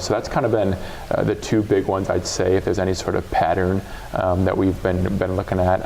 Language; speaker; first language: English; native; English